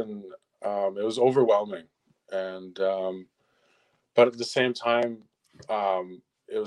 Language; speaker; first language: English; early bilingual, other home language; French